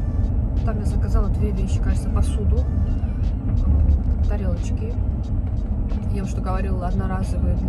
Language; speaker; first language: Russian; native; Russian